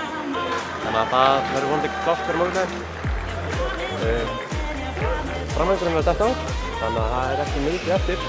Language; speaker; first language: Icelandic; native; Icelandic